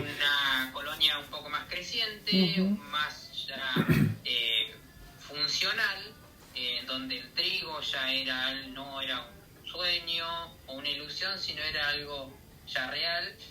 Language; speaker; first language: Spanish; native; Spanish